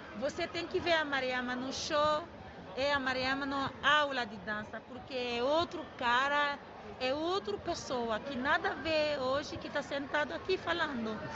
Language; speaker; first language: Portuguese; non-native, learner; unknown